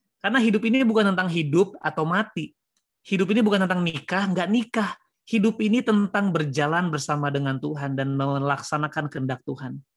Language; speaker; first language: Indonesian; native; Indonesian